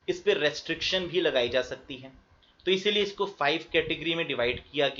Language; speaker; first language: Hindi; native; Hindi